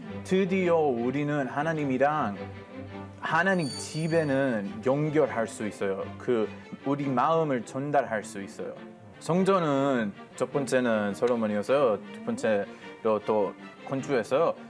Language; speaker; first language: Korean; non-native, fluent; Hebrew